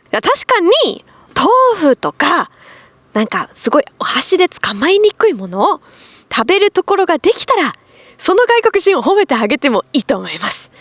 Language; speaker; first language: Japanese; non-native, fluent; German